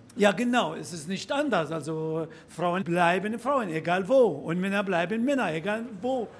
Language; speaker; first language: German; non-native, learner; Arabic